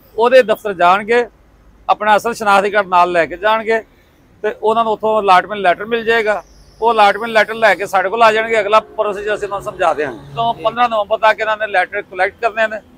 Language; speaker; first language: Punjabi; native; Punjabi